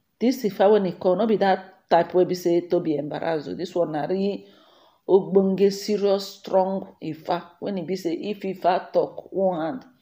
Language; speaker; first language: Nigerian Pidgin; non-native, local second language; Igbo